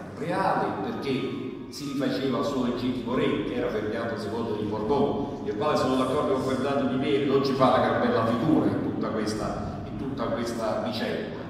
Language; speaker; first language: Italian; native; Italian